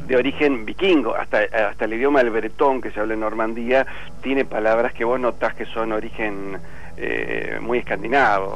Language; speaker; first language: Spanish; native; Spanish